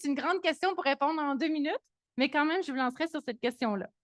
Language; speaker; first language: French; native; French